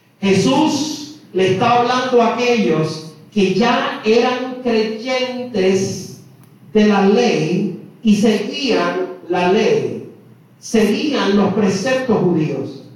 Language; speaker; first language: Spanish; native; Spanish